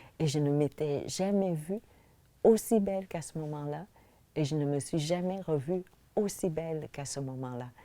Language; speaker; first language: French; early bilingual, other home language; Vietnamese